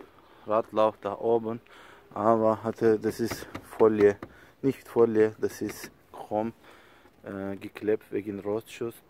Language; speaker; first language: German; non-native, learner; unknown